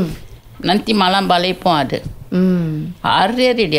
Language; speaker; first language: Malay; non-native, local second language; Tamil